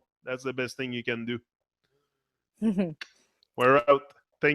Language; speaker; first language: English; non-native, fluent; French